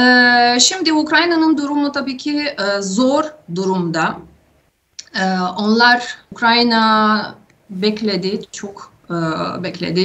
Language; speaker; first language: Turkish; non-native, fluent; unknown